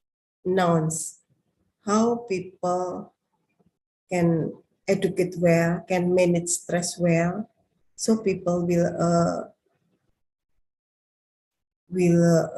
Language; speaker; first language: English; non-native, learner; Indonesian